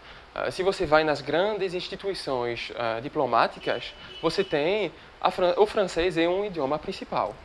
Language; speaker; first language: Portuguese; non-native, fluent; French